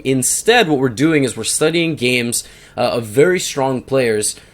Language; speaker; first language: English; native; English